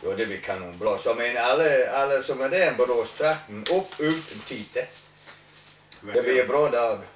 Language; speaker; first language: Swedish; non-native, learner; English